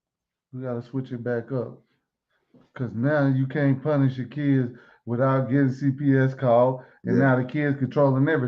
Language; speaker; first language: English; native; English